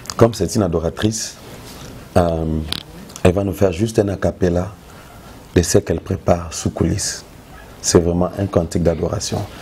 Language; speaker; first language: French; non-native, local second language; Lingala